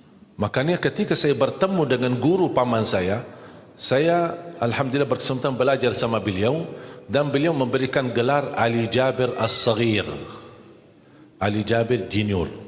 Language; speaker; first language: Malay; non-native, fluent; Arabic